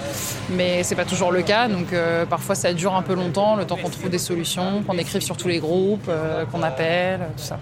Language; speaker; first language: French; native; French